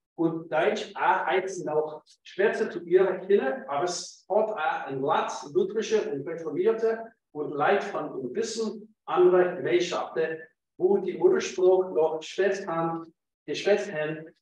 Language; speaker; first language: German; non-native, fluent; English